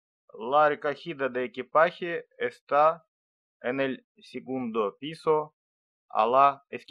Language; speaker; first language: Spanish; non-native, learner; Russian